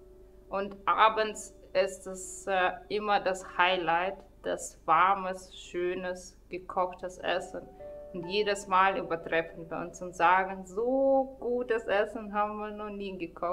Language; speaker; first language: German; non-native, fluent; Russian